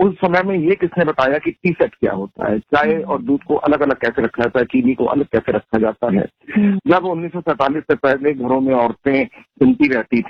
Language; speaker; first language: Hindi; native; Hindi